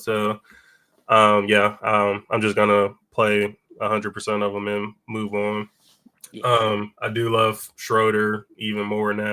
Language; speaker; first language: English; native; English